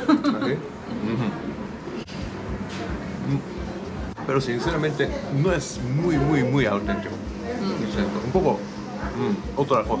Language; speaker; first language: Spanish; non-native, learner; Japanese